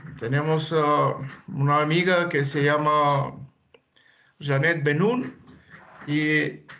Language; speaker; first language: Spanish; non-native, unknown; Bulgarian